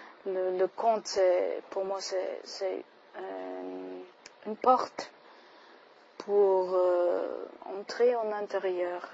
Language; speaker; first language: French; non-native, fluent; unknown